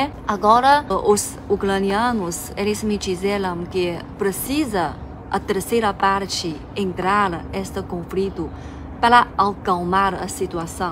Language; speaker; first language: Portuguese; non-native, fluent; Chinese